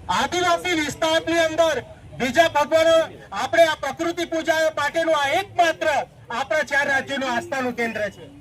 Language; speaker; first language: Gujarati; non-native, local second language; Bhili